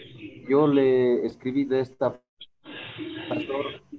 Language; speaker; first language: Spanish; native; Spanish